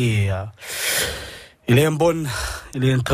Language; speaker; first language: French; non-native, learner; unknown